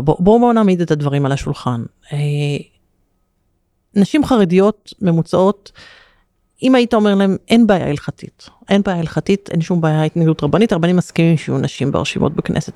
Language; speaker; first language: Hebrew; native; Hebrew